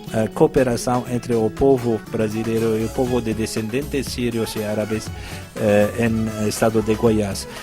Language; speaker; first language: Portuguese; non-native, fluent; Arabic